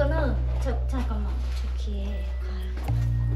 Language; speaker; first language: Korean; non-native, learner; Hmong